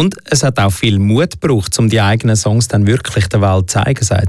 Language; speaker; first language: German; native; German